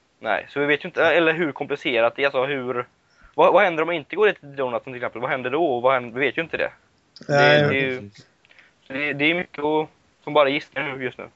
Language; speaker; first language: Swedish; native; Swedish